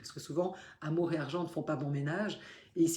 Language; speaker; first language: French; native; French